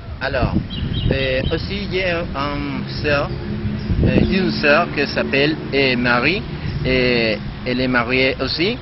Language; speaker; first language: French; non-native, learner; Spanish